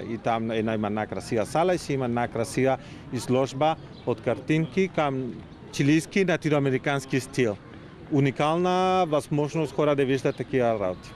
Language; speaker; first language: Bulgarian; non-native, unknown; Spanish